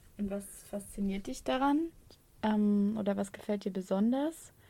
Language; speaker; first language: German; native; German